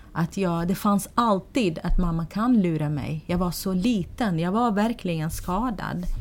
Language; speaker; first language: Swedish; non-native, fluent; Arabic